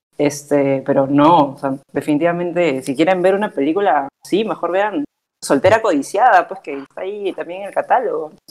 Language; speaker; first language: Spanish; native; Spanish